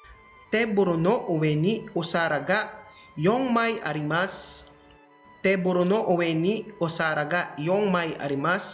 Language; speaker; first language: Japanese; non-native, fluent; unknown